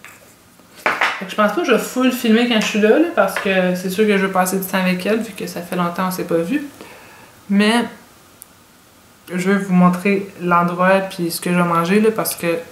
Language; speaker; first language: French; native; French